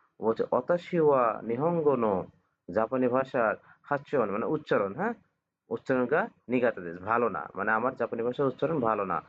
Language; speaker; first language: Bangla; native; Bangla